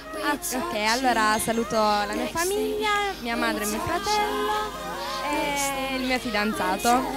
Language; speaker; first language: Italian; early bilingual, other home language; Croatian